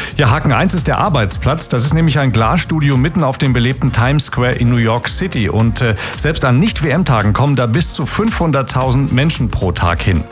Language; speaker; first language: German; native; German